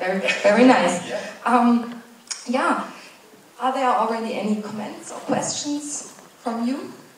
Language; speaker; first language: English; non-native, fluent; German